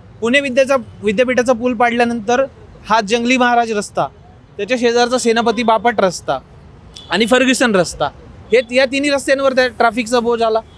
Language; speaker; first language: Marathi; native; Marathi